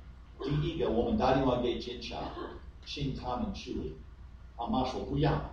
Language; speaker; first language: Chinese; non-native, fluent; English